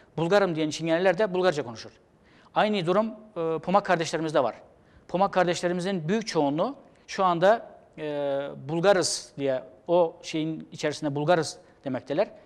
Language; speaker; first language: Turkish; native; Turkish